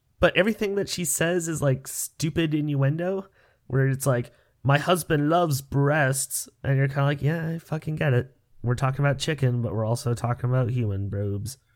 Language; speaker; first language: English; native; English